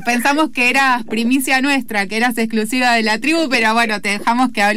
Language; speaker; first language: Spanish; native; Spanish